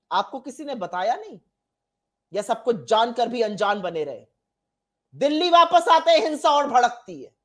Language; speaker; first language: Hindi; native; Hindi